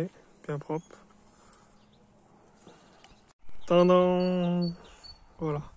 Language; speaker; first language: French; native; French